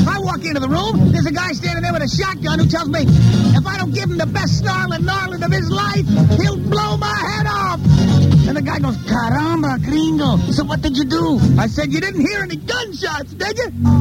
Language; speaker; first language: English; native; English